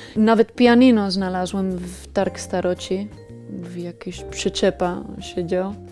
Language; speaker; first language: Polish; non-native, learner; Spanish